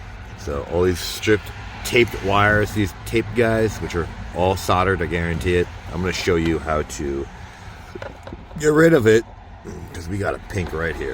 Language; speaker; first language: English; native; English